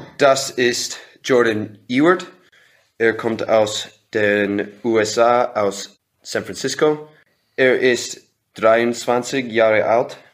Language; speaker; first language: German; non-native, learner; English